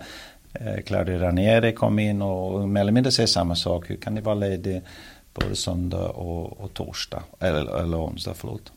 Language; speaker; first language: Swedish; early bilingual, heritage; Swedish